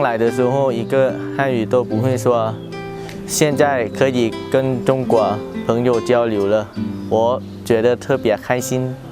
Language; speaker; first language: Chinese; non-native, learner; Lao